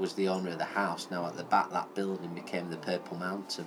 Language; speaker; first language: English; native; English